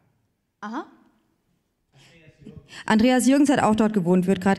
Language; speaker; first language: German; native; German